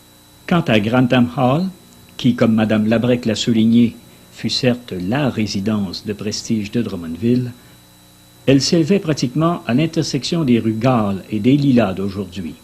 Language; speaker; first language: French; native; French